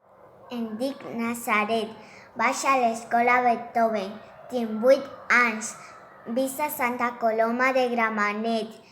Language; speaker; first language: Catalan; non-native, learner; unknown